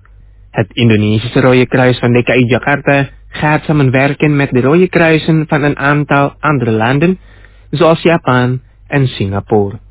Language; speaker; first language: Dutch; non-native, fluent; Indonesian